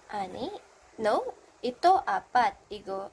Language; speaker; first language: Filipino; early bilingual, heritage; Filipino